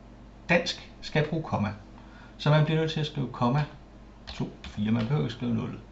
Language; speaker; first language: Danish; native; Danish